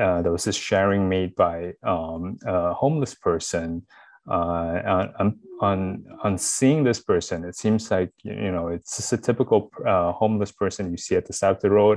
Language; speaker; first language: English; non-native, local second language; Chinese